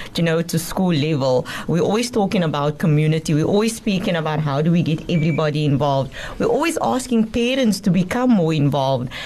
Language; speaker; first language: English; native; English